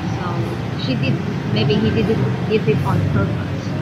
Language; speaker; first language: English; non-native, fluent; Vietnamese